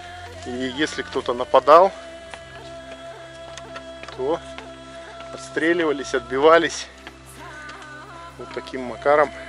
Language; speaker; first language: Russian; native; Russian